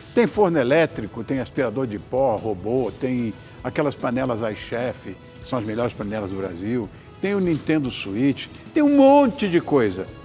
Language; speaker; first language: Portuguese; native; Portuguese